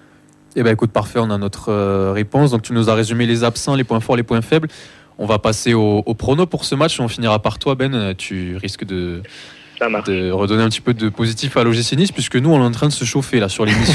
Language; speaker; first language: French; native; French